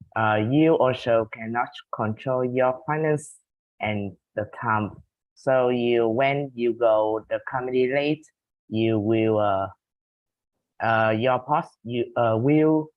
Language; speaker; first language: English; non-native, learner; Vietnamese